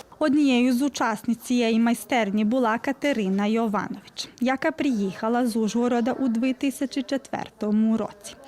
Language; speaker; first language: Ukrainian; early bilingual, heritage; Ukrainian